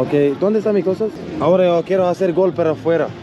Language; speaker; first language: Spanish; non-native, learner; Swedish